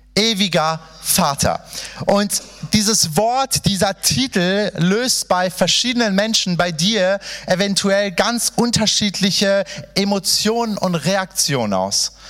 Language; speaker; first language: German; early bilingual, other home language; Persian